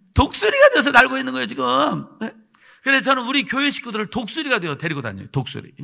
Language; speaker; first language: Korean; native; Korean